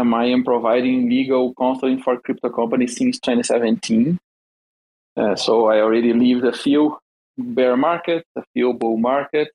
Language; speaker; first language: English; non-native, fluent; Portuguese